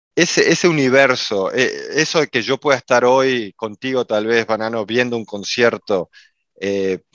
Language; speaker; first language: Spanish; native; Spanish